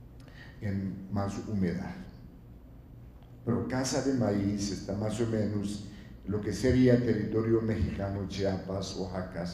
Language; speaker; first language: Spanish; non-native, fluent; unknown